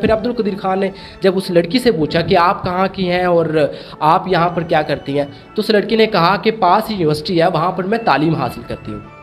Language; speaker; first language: Urdu; non-native, local second language; Sindhi